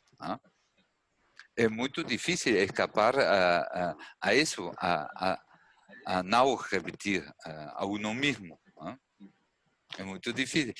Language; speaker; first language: Portuguese; non-native, learner; German